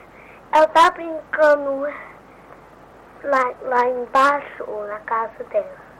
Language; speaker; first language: Portuguese; early bilingual, heritage; Portuguese